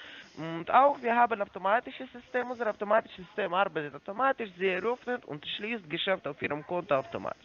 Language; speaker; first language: German; non-native, learner; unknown